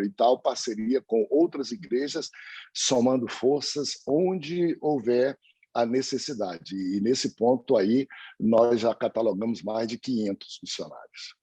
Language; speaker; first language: Portuguese; native; Portuguese